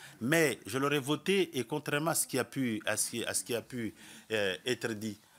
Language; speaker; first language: French; non-native, local second language; Comorian